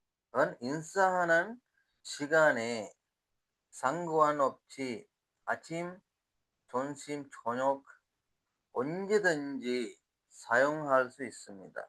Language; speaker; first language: Korean; non-native, fluent; Sinhala